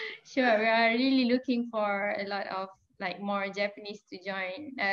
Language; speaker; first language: English; non-native, fluent; Malay